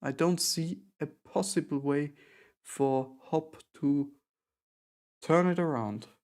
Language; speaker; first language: English; non-native, fluent; German